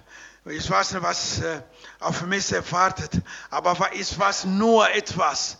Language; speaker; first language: German; non-native, learner; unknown